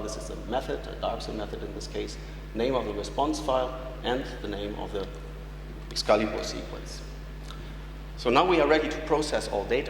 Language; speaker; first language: English; non-native, fluent; German